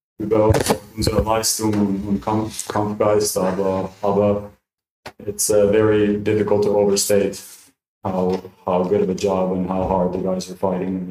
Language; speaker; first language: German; non-native, fluent; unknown